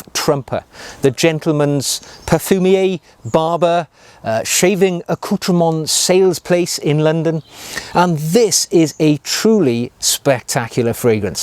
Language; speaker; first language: English; native; English